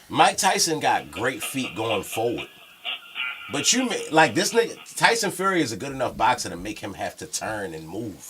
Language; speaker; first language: English; native; English